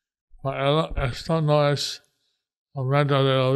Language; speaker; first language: Spanish; non-native, learner; English